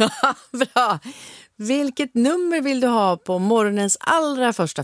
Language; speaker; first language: Swedish; native; Swedish